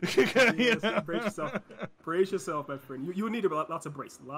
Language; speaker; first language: English; native; English